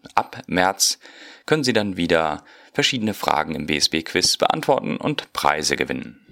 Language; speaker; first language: German; early bilingual, heritage; Spanish